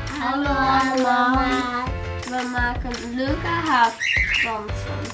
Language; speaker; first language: Dutch; non-native, learner; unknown